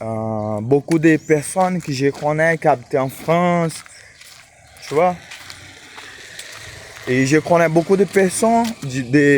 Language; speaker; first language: French; non-native, learner; Portuguese